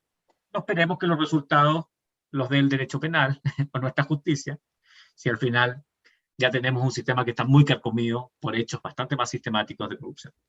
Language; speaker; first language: Spanish; native; Spanish